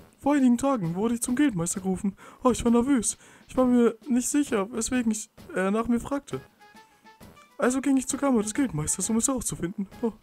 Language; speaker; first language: German; native; German